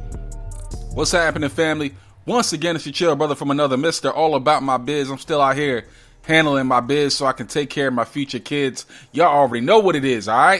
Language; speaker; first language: English; native; English